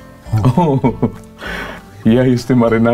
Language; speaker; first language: Polish; non-native, fluent; Cebuano